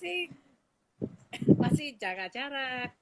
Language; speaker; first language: Indonesian; non-native, fluent; English